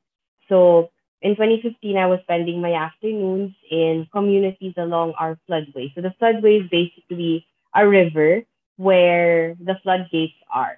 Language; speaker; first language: English; non-native, local second language; Filipino